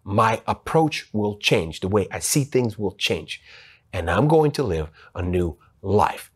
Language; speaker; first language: English; non-native, fluent; Ukrainian